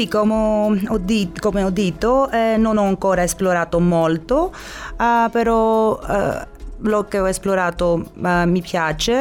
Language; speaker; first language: Italian; non-native, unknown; Greek